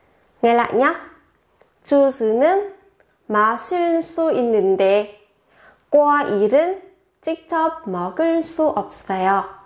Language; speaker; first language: Korean; non-native, fluent; Vietnamese